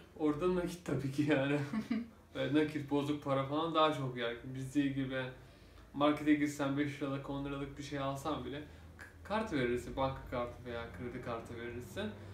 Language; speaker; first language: Turkish; native; Turkish